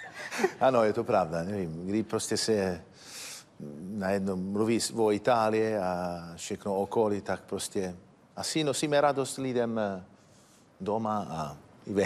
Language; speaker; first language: Czech; non-native, fluent; Italian